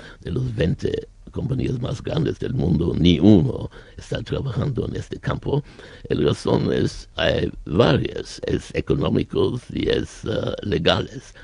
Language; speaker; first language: Spanish; non-native, learner; German